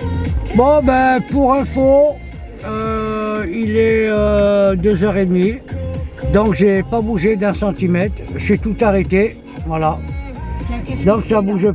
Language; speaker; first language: French; native; French